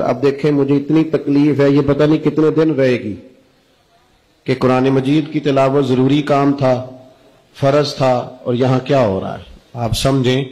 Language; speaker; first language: Urdu; native; Urdu